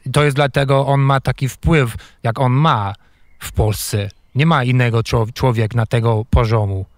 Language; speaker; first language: Polish; non-native, fluent; English